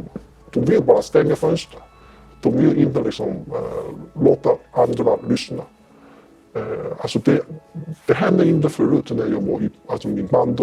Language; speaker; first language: Swedish; non-native, fluent; Cantonese